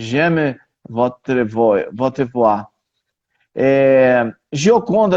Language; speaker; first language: French; non-native, learner; Portuguese